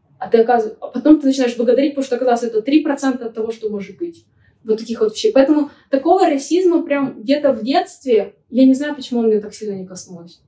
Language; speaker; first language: Russian; native; Russian